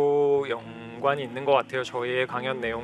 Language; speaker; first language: Korean; native; Korean